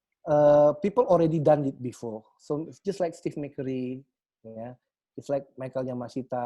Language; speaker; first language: English; non-native, learner; Indonesian